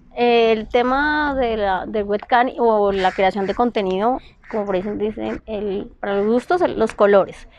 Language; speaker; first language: Spanish; native; Spanish